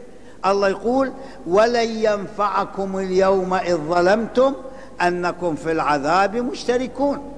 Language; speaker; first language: Arabic; native; Arabic